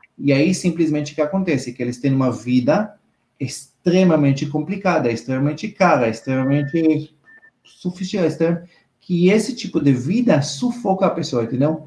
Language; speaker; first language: Portuguese; non-native, fluent; Hebrew